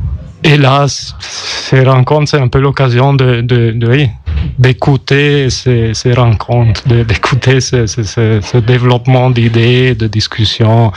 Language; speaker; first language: French; non-native, local second language; German